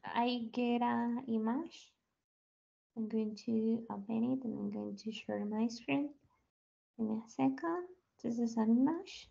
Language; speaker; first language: English; non-native, learner; Spanish